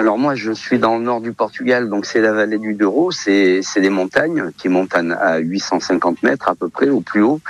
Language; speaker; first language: French; early bilingual, other home language; Portuguese